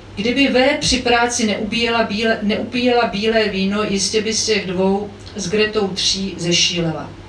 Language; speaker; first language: Czech; native; Czech